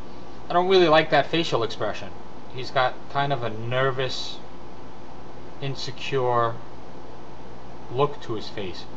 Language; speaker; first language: English; native; English